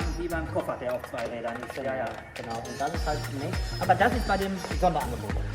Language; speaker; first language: German; native; German